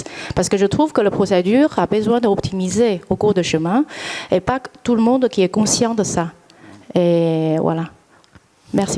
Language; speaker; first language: French; non-native, fluent; Chinese